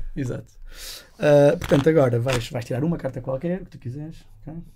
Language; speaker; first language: Portuguese; native; Portuguese